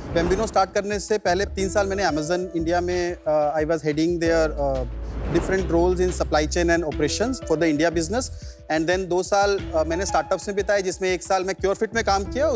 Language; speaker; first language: Hindi; native; Hindi